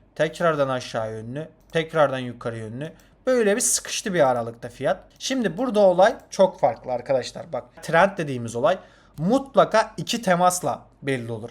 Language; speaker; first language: Turkish; non-native, fluent; Azerbaijani